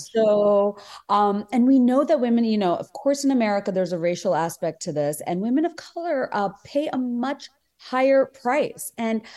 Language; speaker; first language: English; non-native, local second language; Bangla